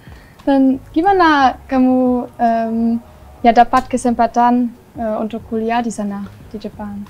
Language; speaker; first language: Indonesian; non-native, learner; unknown